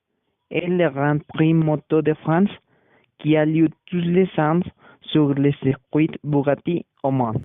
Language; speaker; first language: French; non-native, learner; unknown